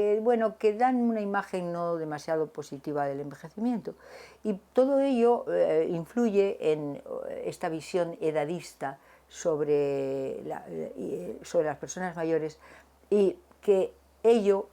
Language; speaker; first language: Spanish; native; Spanish